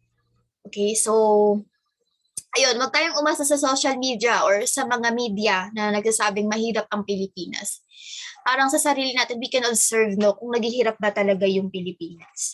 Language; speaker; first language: Filipino; native; Filipino